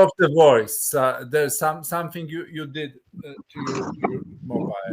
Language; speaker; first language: English; non-native, fluent; Polish